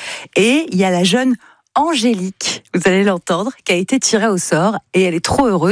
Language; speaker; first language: French; native; French